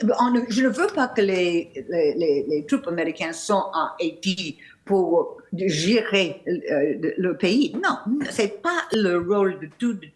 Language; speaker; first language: French; non-native, learner; English